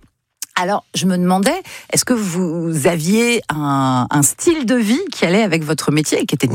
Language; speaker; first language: French; native; French